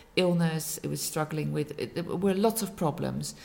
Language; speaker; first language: English; non-native, fluent; Dutch